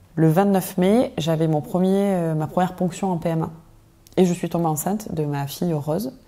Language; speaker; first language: French; native; French